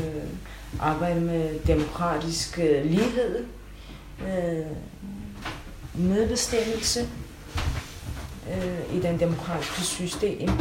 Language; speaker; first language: Danish; non-native, fluent; Kurdish